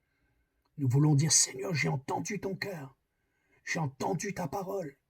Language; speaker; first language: French; native; French